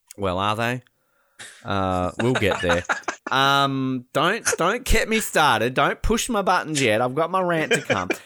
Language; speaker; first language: English; native; English